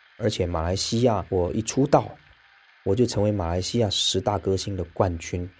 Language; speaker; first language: Chinese; native; Chinese